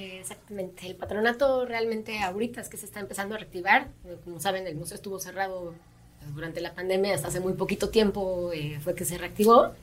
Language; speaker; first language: Spanish; native; Spanish